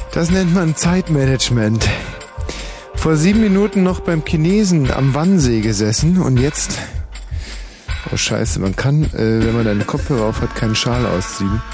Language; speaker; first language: German; native; German